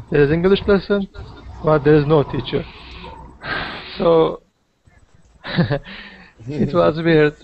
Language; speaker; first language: English; non-native, learner; Turkish